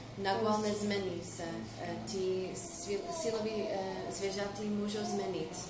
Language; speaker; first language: Czech; non-native, fluent; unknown